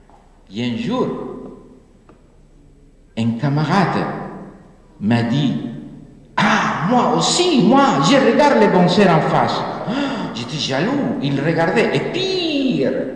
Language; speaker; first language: French; non-native, fluent; Spanish